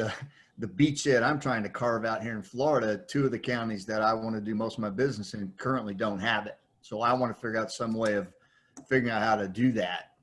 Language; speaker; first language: English; native; English